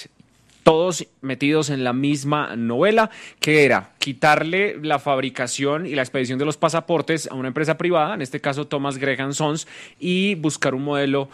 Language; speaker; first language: Spanish; native; Spanish